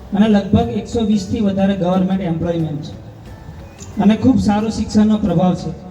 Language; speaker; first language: Gujarati; native; Gujarati